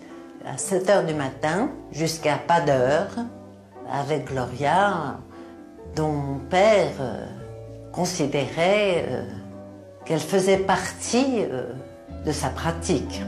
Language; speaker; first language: French; native; French